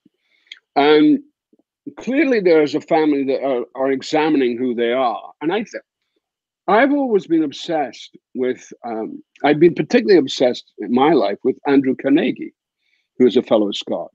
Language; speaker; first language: English; native; English